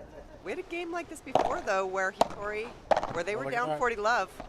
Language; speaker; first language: English; native; English